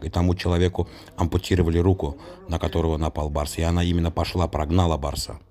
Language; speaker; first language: Russian; native; Russian